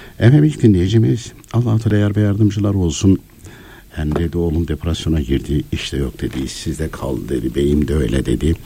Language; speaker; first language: Turkish; native; Turkish